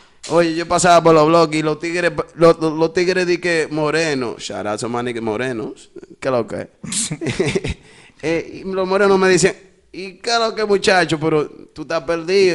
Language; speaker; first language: Spanish; early bilingual, other home language; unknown